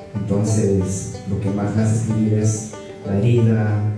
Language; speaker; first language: Spanish; native; Spanish